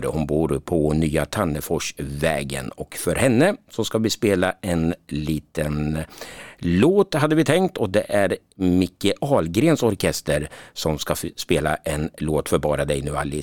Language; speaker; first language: Swedish; native; Swedish